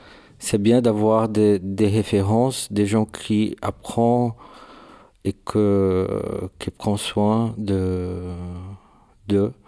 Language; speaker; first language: French; non-native, learner; Portuguese